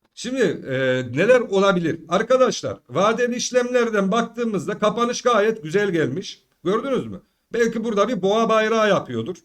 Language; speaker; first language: Turkish; early bilingual, heritage; Turkish